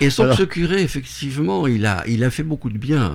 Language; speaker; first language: French; native; French